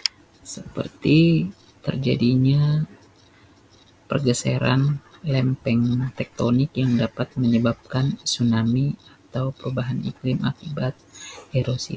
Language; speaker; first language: Indonesian; native; Indonesian